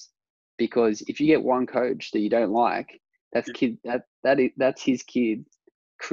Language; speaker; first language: English; native; English